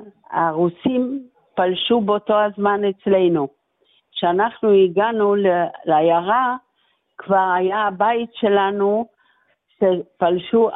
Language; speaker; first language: Hebrew; non-native, fluent; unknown